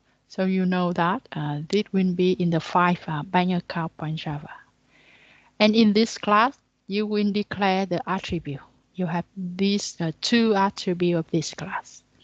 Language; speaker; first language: English; non-native, learner; Vietnamese